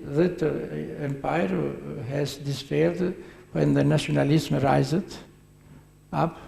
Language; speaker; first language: English; non-native, fluent; Albanian